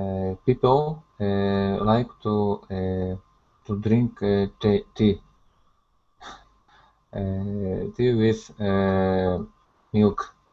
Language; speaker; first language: English; non-native, learner; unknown